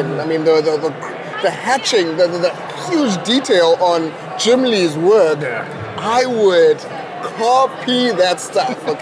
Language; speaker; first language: English; non-native, local second language; Xhosa